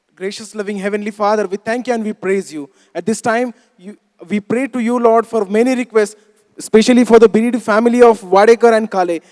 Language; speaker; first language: English; non-native, local second language; Marathi